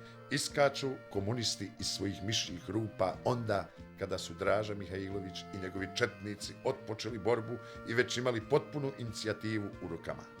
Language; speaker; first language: Bosnian; native; Bosnian